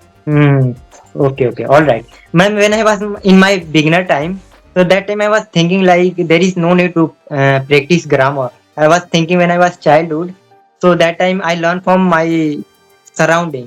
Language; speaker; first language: English; non-native, local second language; Hindi